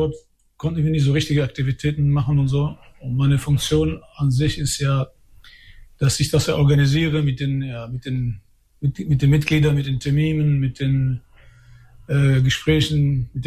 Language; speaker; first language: German; early bilingual, other home language; Albanian